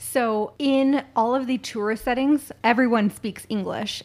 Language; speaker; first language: English; early bilingual, other home language; Filipino